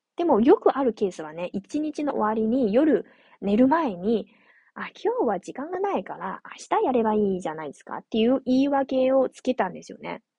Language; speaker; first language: Japanese; non-native, fluent; Chinese